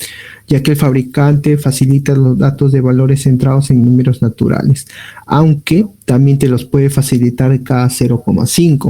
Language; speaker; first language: Spanish; native; Spanish